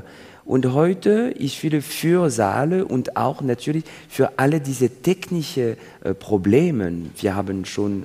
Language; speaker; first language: German; non-native, learner; French